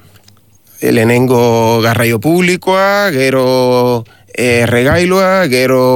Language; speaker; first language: Basque; non-native, learner; Spanish